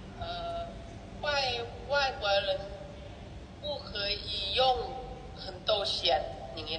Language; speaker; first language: Chinese; non-native, learner; Thai